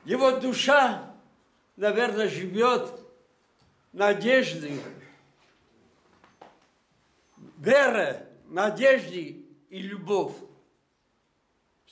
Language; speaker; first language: Russian; non-native, local second language; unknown